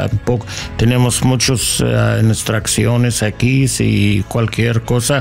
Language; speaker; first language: Spanish; non-native, learner; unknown